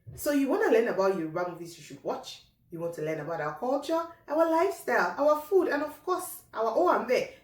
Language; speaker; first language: English; non-native, local second language; Yoruba